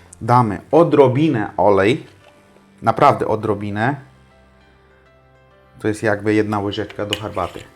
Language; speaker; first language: Polish; non-native, fluent; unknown